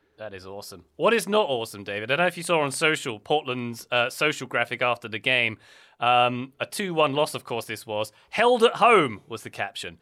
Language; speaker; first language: English; native; English